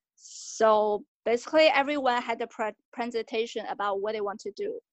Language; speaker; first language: English; non-native, fluent; Chinese